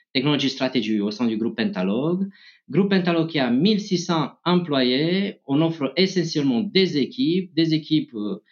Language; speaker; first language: French; non-native, fluent; Romanian